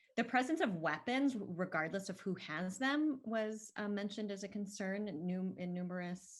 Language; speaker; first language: English; native; English